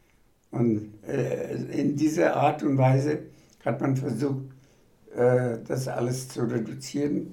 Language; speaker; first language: German; non-native, fluent; Bangla